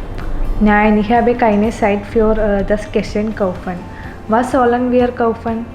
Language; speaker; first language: German; non-native, learner; Malayalam